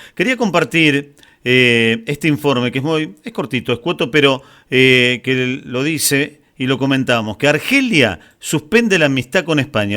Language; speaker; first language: Spanish; native; Spanish